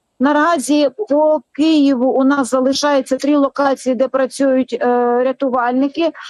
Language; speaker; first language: Ukrainian; native; Ukrainian